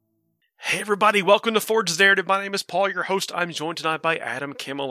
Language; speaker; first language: English; native; English